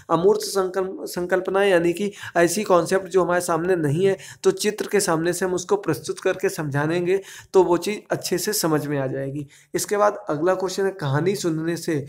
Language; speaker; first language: Hindi; native; Hindi